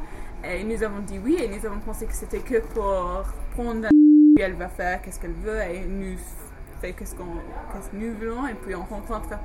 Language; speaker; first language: French; non-native, fluent; English